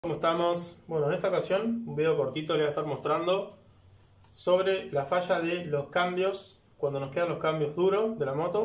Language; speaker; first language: Spanish; native; Spanish